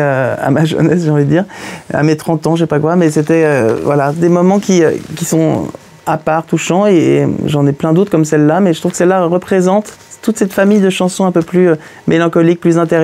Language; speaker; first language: French; native; French